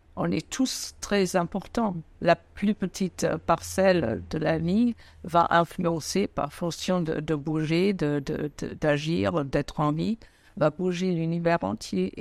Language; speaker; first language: French; non-native, fluent; German